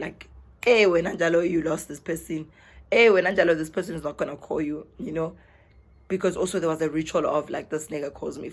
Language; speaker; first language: English; non-native, local second language; Zulu